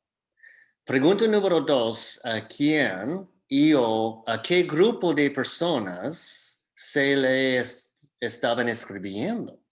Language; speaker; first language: Spanish; non-native, fluent; English